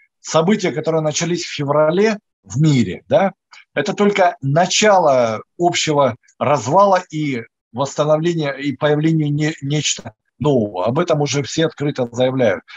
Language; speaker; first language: Russian; native; Russian